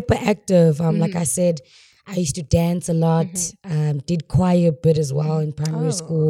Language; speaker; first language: English; non-native, local second language; Xhosa